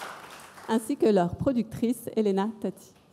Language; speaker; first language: French; native; French